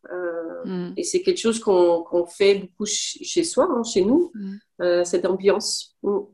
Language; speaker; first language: French; non-native, fluent; Danish